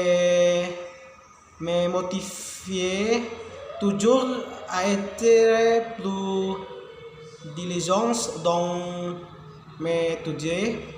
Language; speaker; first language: French; non-native, learner; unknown